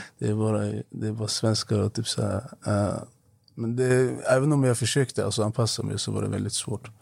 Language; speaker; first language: Swedish; non-native, fluent; Arabic